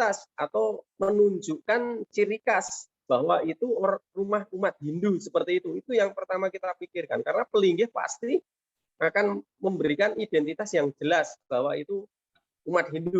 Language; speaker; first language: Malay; non-native, local second language; Javanese